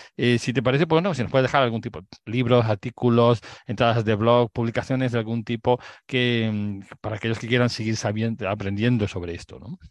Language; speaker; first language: Spanish; native; Spanish